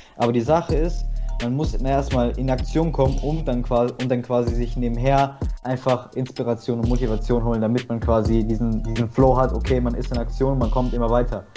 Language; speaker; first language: German; early bilingual, other home language; English